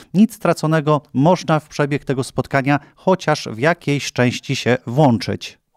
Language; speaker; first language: Polish; native; Polish